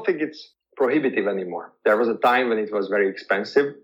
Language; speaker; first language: English; non-native, fluent; Hungarian